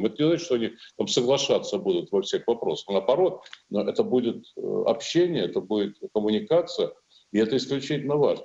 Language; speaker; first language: Russian; native; Russian